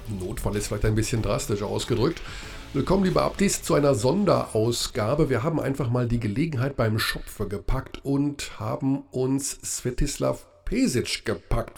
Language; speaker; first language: German; native; German